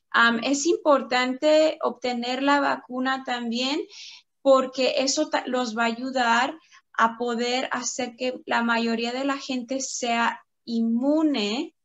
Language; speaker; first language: Spanish; early bilingual, heritage; Spanish